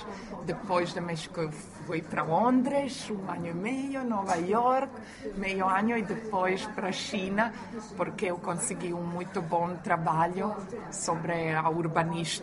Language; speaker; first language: Portuguese; non-native, learner; Croatian